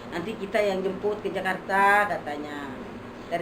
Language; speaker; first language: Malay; non-native, local second language; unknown